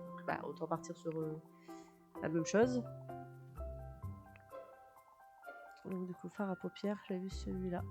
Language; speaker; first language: French; native; French